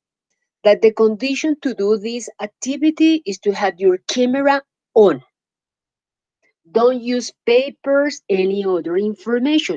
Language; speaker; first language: English; non-native, fluent; Spanish